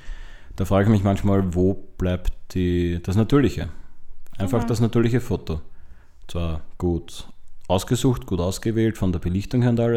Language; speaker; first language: German; native; German